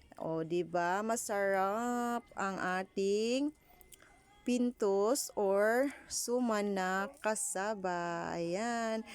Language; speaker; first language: Filipino; non-native, local second language; Cebuano